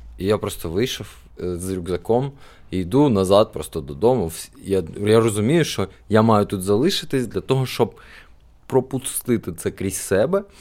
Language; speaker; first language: Ukrainian; non-native, local second language; Russian